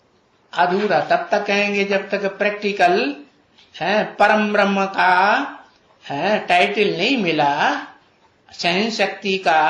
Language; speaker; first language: Hindi; native; Hindi